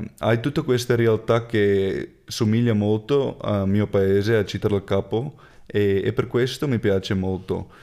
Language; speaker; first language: Italian; non-native, fluent; Afrikaans